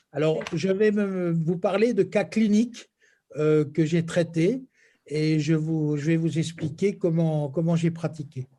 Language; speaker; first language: French; native; French